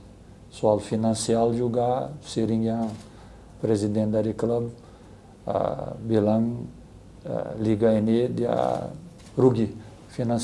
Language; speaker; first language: Indonesian; non-native, learner; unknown